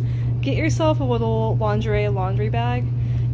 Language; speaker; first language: English; native; English